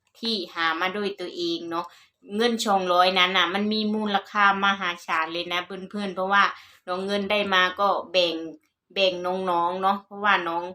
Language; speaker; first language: Thai; non-native, local second language; Northeastern Thai